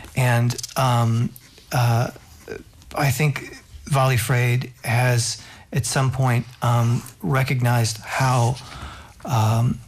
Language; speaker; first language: English; native; English